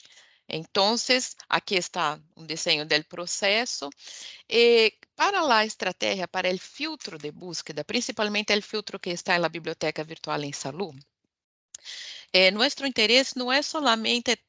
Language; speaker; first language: Spanish; non-native, fluent; Portuguese